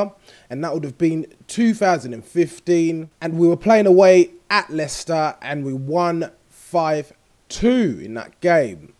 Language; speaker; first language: English; native; English